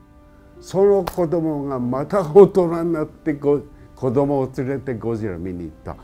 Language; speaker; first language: Japanese; native; Japanese